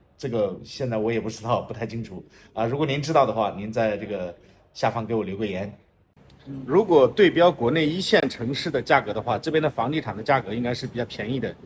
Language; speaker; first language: Chinese; native; Chinese